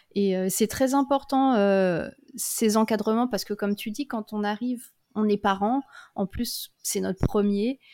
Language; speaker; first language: French; native; French